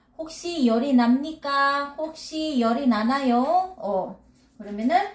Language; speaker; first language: Korean; non-native, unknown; Filipino